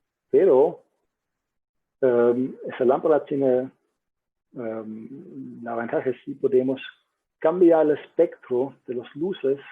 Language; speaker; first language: Spanish; non-native, learner; German